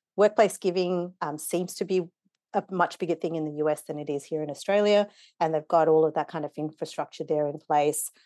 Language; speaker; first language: English; native; English